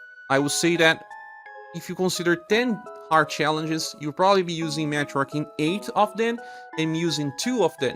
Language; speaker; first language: English; non-native, fluent; Portuguese